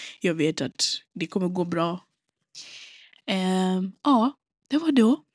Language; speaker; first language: Swedish; non-native, local second language; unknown